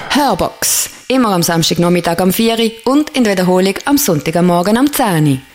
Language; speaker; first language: German; native; German